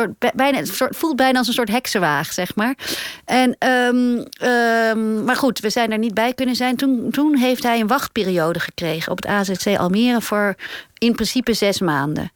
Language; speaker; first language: Dutch; native; Dutch